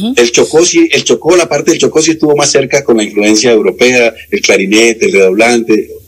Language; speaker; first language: Spanish; native; Spanish